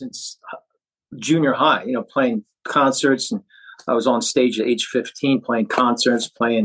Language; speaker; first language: English; native; English